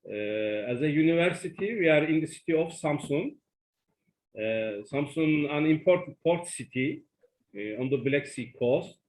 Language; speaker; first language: English; non-native, learner; Turkish